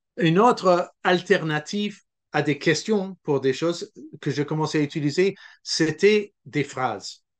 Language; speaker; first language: French; non-native, local second language; English